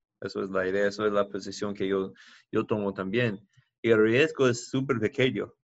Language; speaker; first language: Spanish; non-native, fluent; English